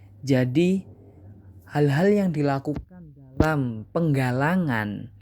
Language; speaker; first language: Indonesian; native; Indonesian